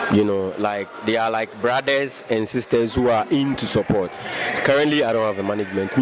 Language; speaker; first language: English; non-native, local second language; Akan